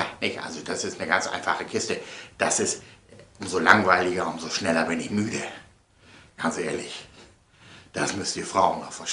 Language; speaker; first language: German; native; German